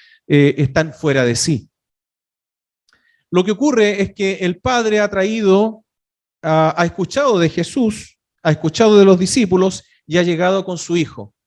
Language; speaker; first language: Spanish; native; Spanish